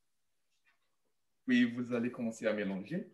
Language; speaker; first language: French; non-native, local second language; Malagasy